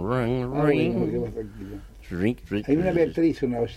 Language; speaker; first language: Spanish; native; Spanish